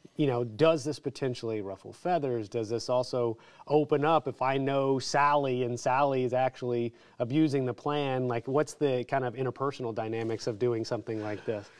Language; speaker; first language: English; native; English